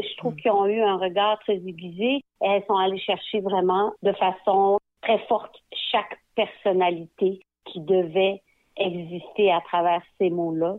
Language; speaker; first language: French; native; French